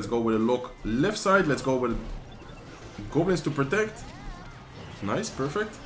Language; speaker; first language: English; non-native, fluent; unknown